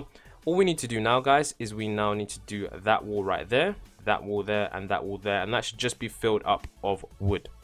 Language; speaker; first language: English; native; English